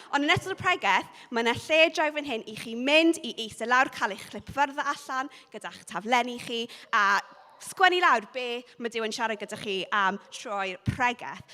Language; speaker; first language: Welsh; non-native, local second language; English